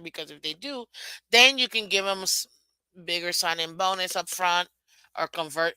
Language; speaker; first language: English; native; English